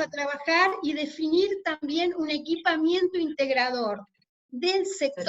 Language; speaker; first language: Spanish; native; Spanish